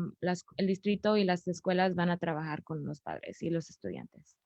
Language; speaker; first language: Spanish; early bilingual, other home language; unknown